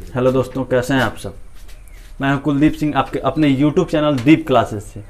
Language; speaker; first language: Hindi; native; Hindi